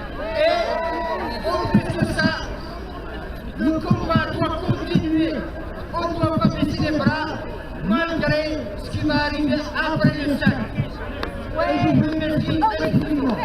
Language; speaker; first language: French; non-native, fluent; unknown